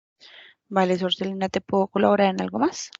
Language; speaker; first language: Spanish; native; Spanish